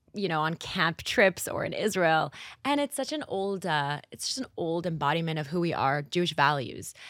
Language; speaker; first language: English; native; English